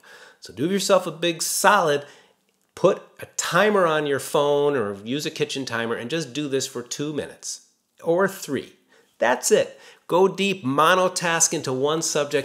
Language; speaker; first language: English; native; English